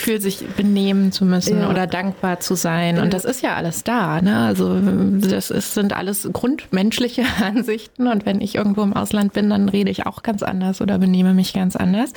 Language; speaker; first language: German; native; German